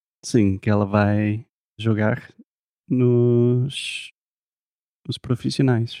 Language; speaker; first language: Portuguese; non-native, fluent; English